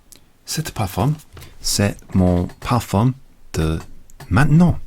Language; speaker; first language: French; non-native, learner; English